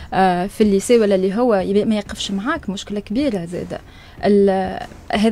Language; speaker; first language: Arabic; native; Arabic